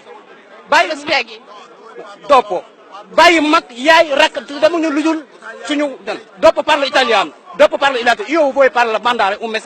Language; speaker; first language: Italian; non-native, learner; Wolof